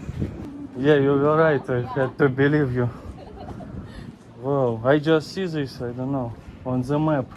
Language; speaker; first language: English; non-native, fluent; Russian